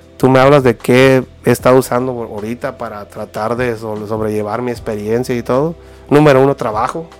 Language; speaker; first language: Spanish; native; Spanish